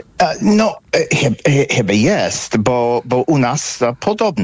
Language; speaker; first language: Polish; non-native, fluent; English